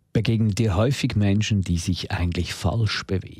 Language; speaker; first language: German; native; German